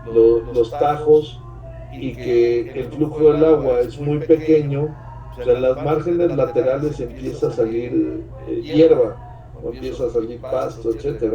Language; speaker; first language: Spanish; native; Spanish